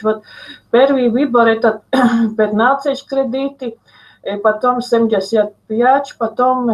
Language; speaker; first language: Russian; non-native, local second language; Latvian